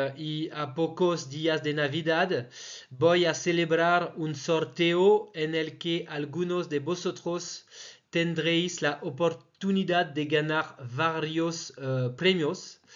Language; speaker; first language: Spanish; non-native, fluent; French